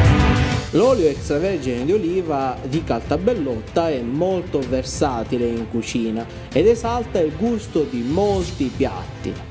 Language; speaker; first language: Italian; native; Italian